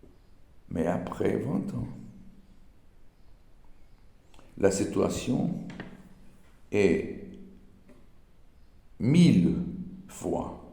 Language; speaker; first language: French; non-native, learner; Portuguese